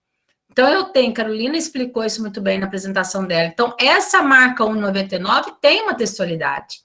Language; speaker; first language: Portuguese; native; Portuguese